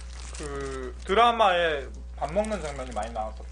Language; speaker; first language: Korean; native; Korean